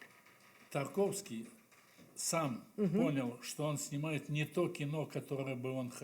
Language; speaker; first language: Russian; native; Russian